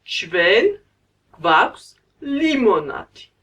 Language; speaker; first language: Georgian; non-native, learner; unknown